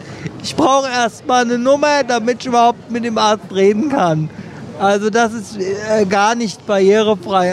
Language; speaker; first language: German; native; German